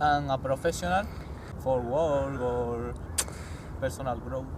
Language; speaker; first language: English; non-native, learner; Spanish